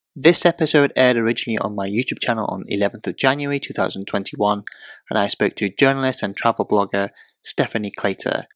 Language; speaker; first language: English; native; English